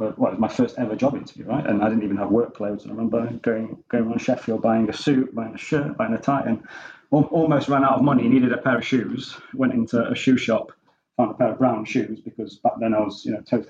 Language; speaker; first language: English; native; English